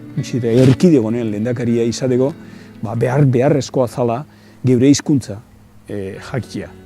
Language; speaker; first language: Basque; non-native, local second language; Spanish